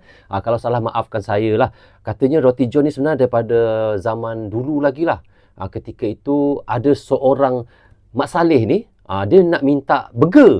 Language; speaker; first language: Malay; native; Malay